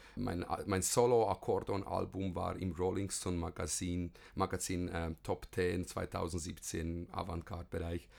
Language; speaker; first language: German; early bilingual, other home language; Bosnian